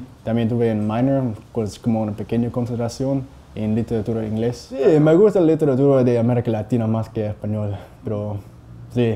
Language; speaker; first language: Spanish; non-native, fluent; English